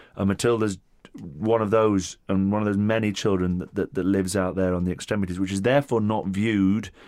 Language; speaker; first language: English; native; English